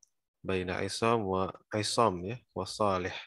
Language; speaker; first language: Arabic; non-native, fluent; Indonesian